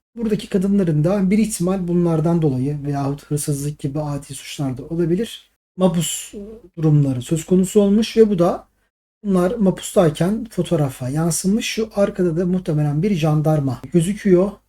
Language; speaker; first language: Turkish; native; Turkish